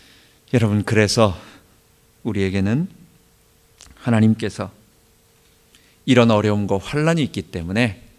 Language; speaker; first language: Korean; native; Korean